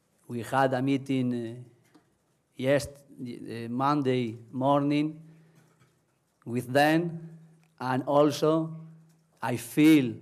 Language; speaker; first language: English; non-native, learner; Spanish